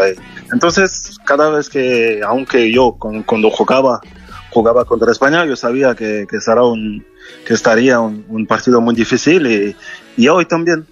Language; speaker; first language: Spanish; non-native, learner; French